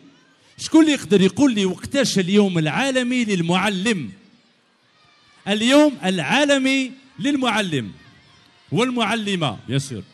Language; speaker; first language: Arabic; native; Arabic